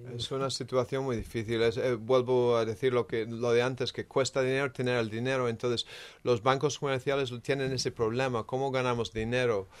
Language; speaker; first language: Spanish; non-native, fluent; English